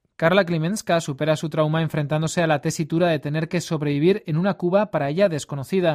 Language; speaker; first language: Spanish; native; Spanish